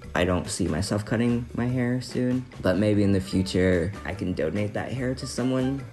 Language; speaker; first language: English; early bilingual, other home language; Vietnamese